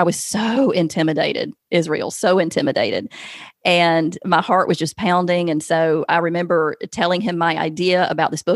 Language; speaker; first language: English; native; English